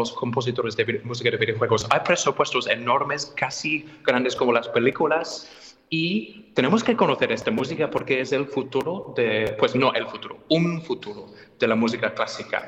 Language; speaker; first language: Spanish; non-native, fluent; English